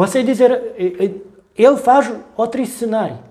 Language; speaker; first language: Portuguese; non-native, learner; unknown